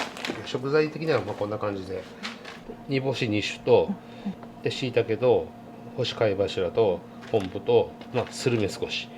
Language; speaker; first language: Japanese; native; Japanese